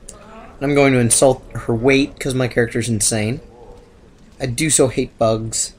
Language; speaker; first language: English; native; English